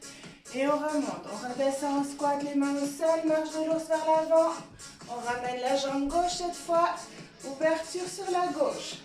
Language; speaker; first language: French; native; French